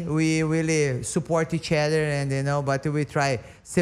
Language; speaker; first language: English; non-native, learner; Portuguese